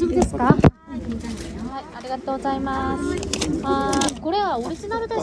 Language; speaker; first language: Japanese; non-native, learner; Korean